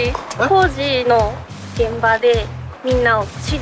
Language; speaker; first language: Japanese; native; Japanese